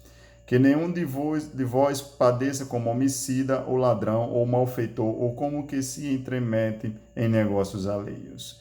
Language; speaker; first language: Portuguese; native; Portuguese